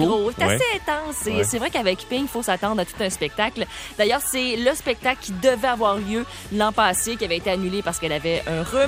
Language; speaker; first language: French; native; French